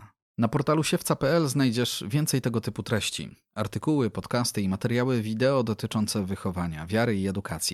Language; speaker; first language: Polish; native; Polish